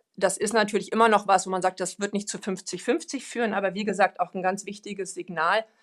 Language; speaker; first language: German; non-native, fluent; Swedish